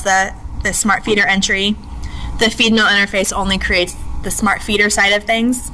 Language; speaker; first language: English; native; English